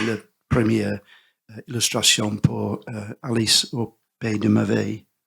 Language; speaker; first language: French; non-native, learner; English